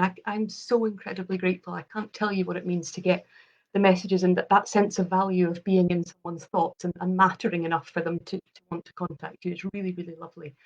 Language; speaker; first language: English; native; English